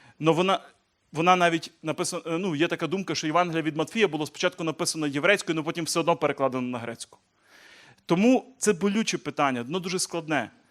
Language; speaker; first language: Ukrainian; native; Ukrainian